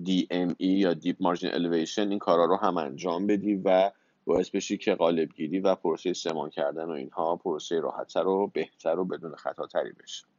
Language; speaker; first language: Persian; native; Persian